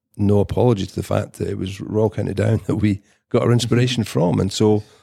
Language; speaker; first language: English; native; English